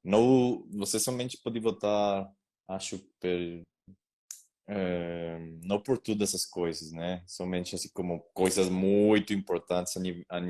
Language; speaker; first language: Portuguese; non-native, learner; Spanish